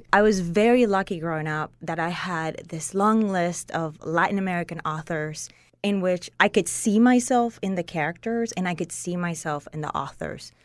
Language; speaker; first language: English; non-native, fluent; Spanish